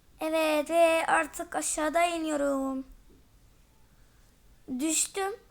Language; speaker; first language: Turkish; early bilingual, heritage; Turkish